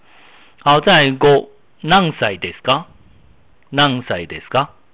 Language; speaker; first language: Japanese; non-native, fluent; Chinese